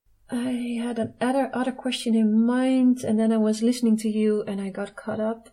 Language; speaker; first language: English; non-native, fluent; Dutch